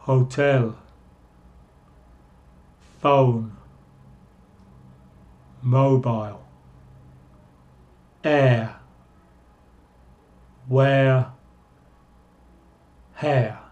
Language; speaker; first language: English; non-native, fluent; Spanish